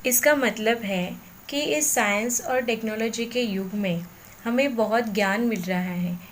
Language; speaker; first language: Hindi; non-native, local second language; Marathi